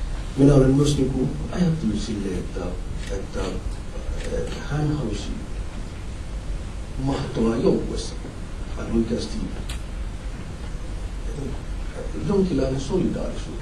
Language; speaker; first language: Finnish; non-native, fluent; Somali